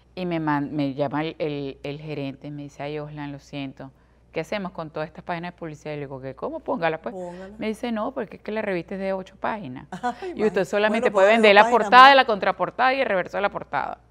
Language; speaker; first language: Spanish; native; Spanish